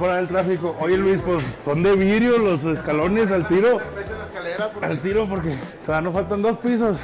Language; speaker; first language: Spanish; native; Spanish